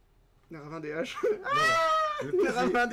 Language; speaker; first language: French; native; French